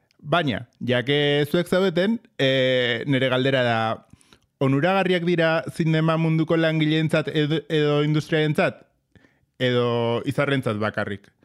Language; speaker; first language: Basque; native; Basque